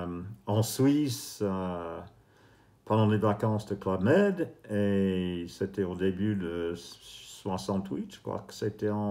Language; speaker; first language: French; non-native, fluent; English